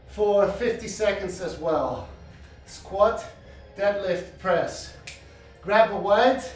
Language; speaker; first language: English; non-native, fluent; Dutch